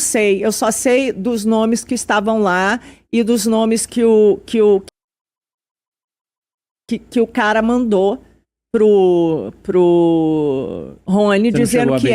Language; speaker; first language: Portuguese; native; Portuguese